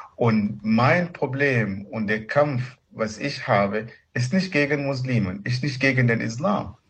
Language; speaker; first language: German; non-native, fluent; Arabic